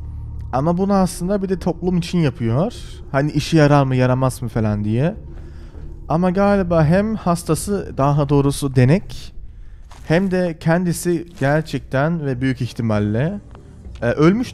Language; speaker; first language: Turkish; early bilingual, heritage; Turkish